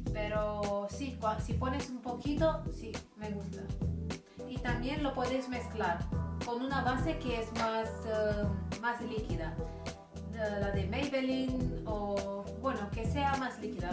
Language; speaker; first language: Spanish; non-native, fluent; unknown